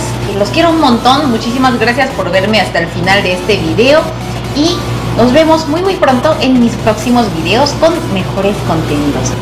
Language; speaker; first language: Spanish; non-native, fluent; Korean